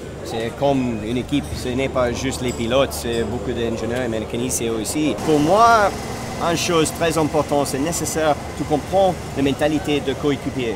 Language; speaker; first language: French; non-native, learner; English